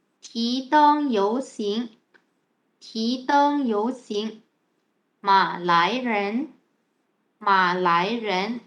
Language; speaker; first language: Chinese; non-native, fluent; Malay